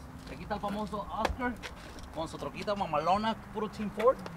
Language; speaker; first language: Spanish; early bilingual, heritage; Spanish